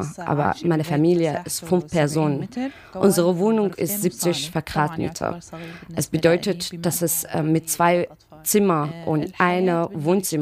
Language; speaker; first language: German; non-native, learner; Arabic